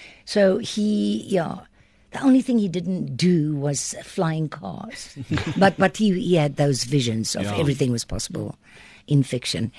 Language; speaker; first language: English; non-native, local second language; Afrikaans